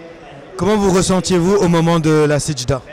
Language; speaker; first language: French; native; French